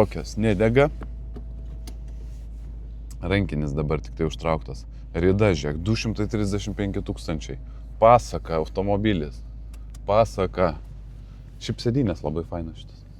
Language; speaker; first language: Lithuanian; native; Lithuanian